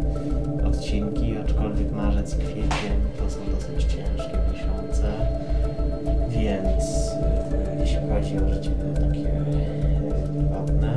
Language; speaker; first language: Polish; native; Polish